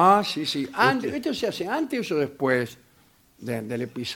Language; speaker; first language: Spanish; native; Spanish